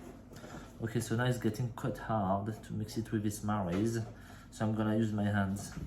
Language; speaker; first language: English; non-native, fluent; French